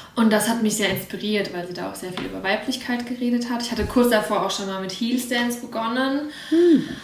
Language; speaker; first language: German; early bilingual, other home language; Russian